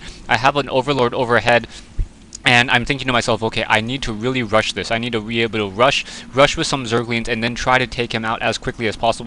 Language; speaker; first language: English; native; English